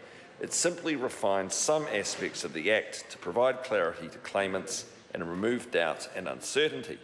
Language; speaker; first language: English; native; English